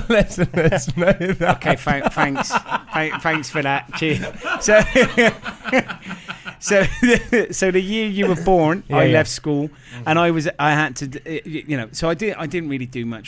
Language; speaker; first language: English; native; English